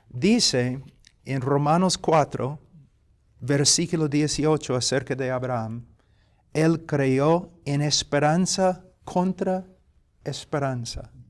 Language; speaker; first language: Spanish; non-native, fluent; English